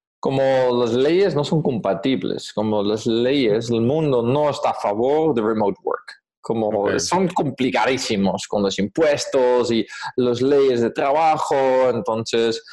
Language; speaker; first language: Spanish; non-native, fluent; Dutch